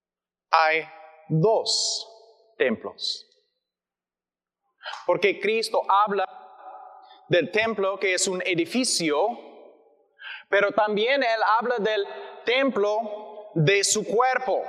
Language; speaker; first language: Spanish; non-native, learner; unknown